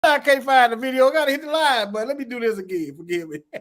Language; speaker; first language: English; native; English